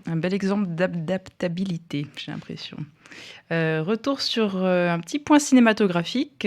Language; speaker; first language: French; native; French